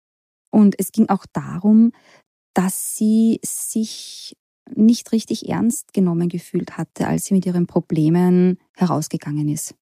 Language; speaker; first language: German; native; German